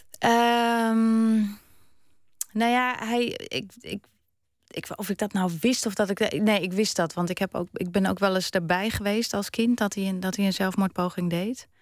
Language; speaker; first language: Dutch; early bilingual, other home language; German